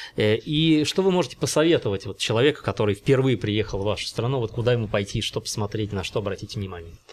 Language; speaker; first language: Russian; native; Russian